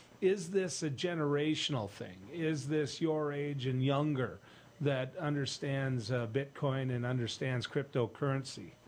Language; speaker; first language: English; native; English